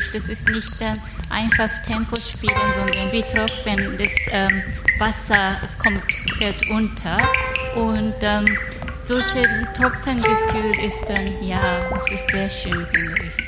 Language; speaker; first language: German; non-native, learner; Japanese